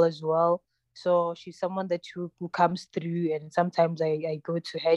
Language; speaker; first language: English; non-native, local second language; Tsonga